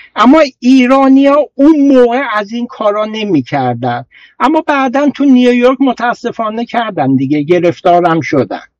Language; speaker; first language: Persian; non-native, local second language; Azerbaijani